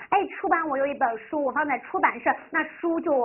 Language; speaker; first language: Chinese; native; Chinese